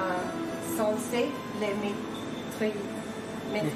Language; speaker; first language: French; non-native, fluent; Swedish